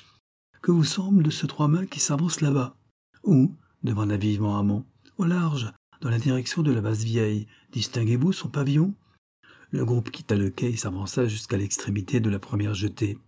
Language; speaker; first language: French; native; French